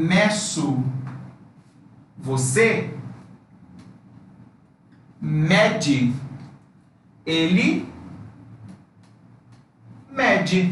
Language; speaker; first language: Portuguese; non-native, fluent; Spanish